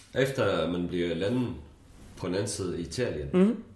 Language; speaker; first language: Danish; non-native, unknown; Kurdish